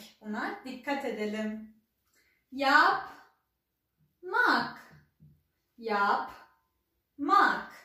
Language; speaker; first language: Turkish; non-native, fluent; Persian